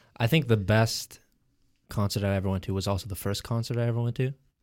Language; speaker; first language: English; native; English